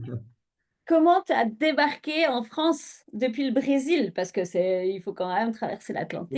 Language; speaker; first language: French; native; French